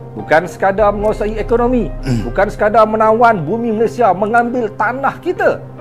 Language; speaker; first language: Malay; native; Malay